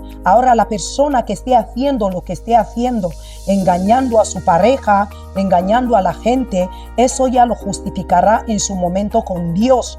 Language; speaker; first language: Spanish; non-native, local second language; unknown